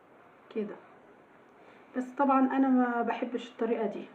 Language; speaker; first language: Arabic; native; Arabic